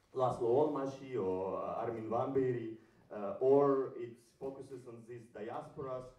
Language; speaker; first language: English; non-native, fluent; Ukrainian